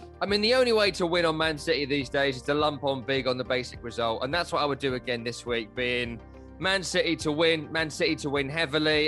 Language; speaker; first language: English; native; English